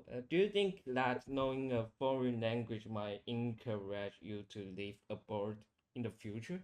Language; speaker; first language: English; non-native, learner; Chinese